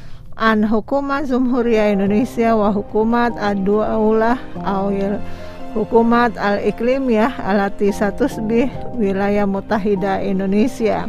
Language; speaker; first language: Arabic; non-native, fluent; Indonesian